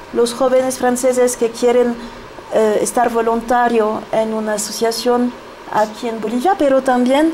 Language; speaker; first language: Spanish; non-native, fluent; French